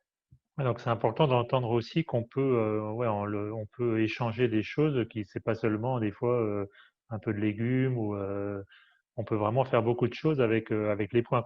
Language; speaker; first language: French; native; French